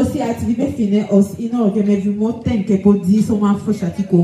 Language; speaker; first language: Norwegian; non-native, fluent; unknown